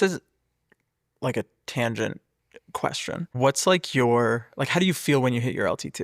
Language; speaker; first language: English; native; English